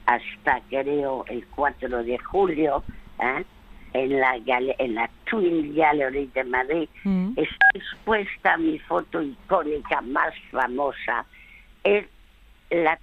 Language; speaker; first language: Spanish; early bilingual, other home language; French